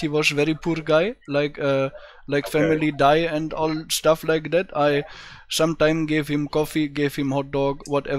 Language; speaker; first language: English; non-native, fluent; German